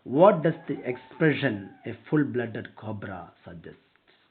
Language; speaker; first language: English; non-native, local second language; Malayalam